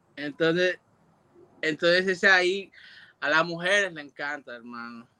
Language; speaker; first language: Spanish; early bilingual, heritage; Spanish